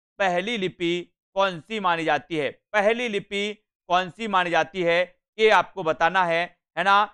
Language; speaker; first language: Hindi; native; Hindi